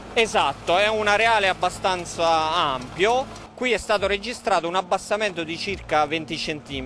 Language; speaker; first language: Italian; native; Italian